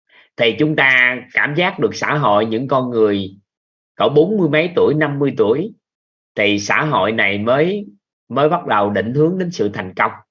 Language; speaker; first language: Vietnamese; native; Vietnamese